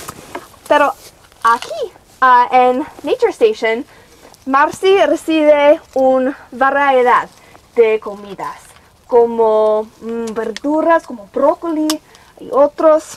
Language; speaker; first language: Spanish; non-native, learner; English